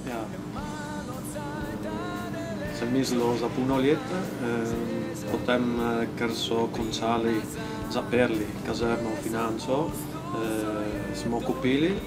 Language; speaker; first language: Slovenian; early bilingual, heritage; Slovenian